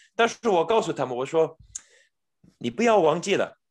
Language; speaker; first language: Chinese; non-native, fluent; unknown